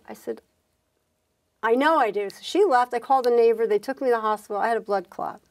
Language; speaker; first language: English; native; English